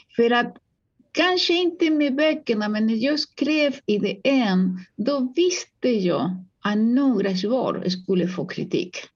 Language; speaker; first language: Swedish; non-native, fluent; Spanish